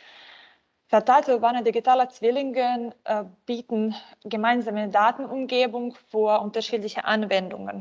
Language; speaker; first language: German; non-native, fluent; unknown